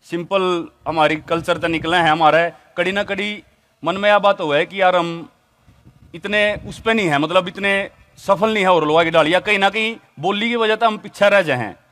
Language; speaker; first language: Hindi; native; Hindi